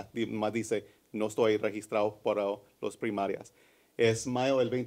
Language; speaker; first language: Spanish; early bilingual, heritage; English